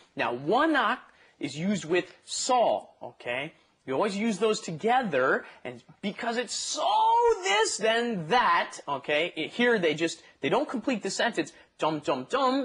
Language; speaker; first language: English; native; English